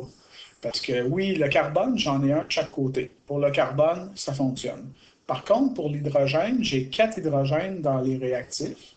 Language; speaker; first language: French; native; French